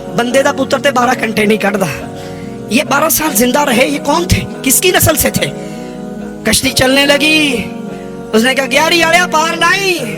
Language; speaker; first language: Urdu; non-native, local second language; Punjabi